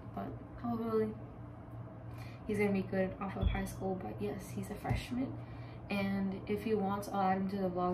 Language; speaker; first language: English; early bilingual, other home language; Spanish